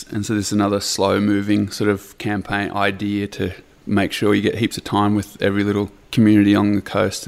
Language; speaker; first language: English; native; English